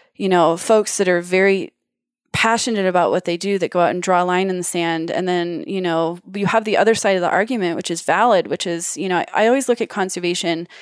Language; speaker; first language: English; native; English